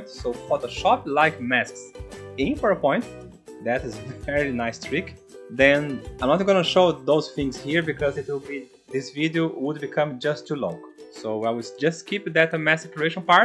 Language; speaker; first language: English; non-native, fluent; Portuguese